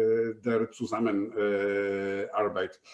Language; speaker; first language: German; non-native, fluent; Polish